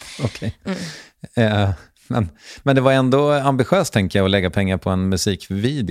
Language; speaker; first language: Swedish; native; Swedish